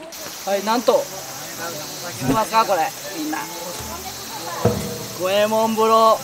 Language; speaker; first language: Japanese; native; Japanese